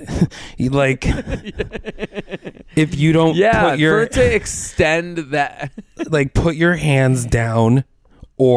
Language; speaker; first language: English; native; English